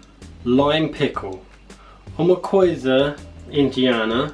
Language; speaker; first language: Portuguese; non-native, learner; English